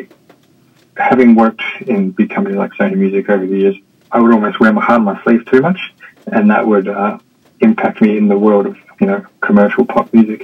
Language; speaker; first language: English; native; English